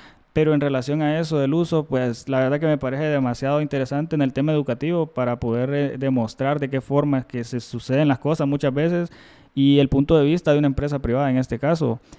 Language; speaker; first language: Spanish; native; Spanish